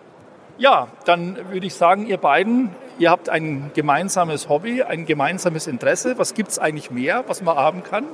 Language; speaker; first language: German; native; German